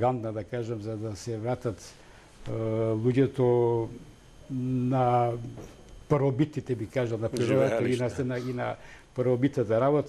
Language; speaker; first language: Macedonian; native; Macedonian